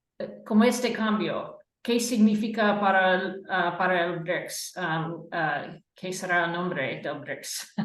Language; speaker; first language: Spanish; non-native, fluent; English